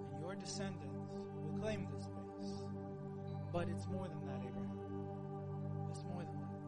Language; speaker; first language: English; native; English